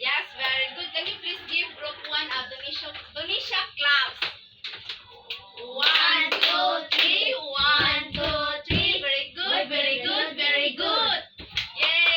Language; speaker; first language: English; non-native, local second language; Cebuano